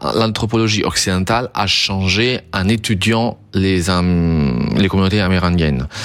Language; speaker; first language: French; non-native, fluent; Italian